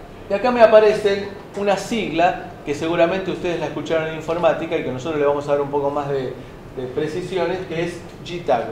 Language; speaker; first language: Spanish; native; Spanish